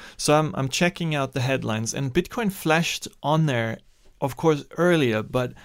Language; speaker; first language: English; non-native, fluent; German